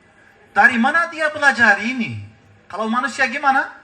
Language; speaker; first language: Indonesian; non-native, learner; Turkish